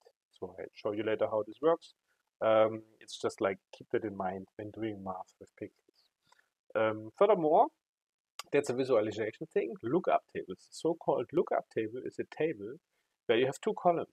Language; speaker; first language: English; non-native, fluent; German